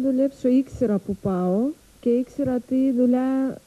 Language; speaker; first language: Greek; non-native, learner; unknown